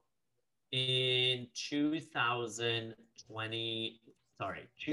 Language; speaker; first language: English; native; English